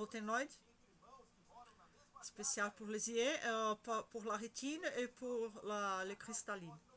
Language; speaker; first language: French; non-native, learner; Spanish